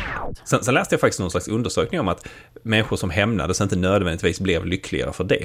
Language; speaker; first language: Swedish; native; Swedish